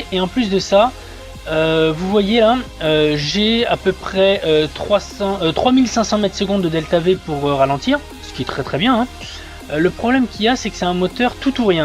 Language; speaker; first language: French; native; French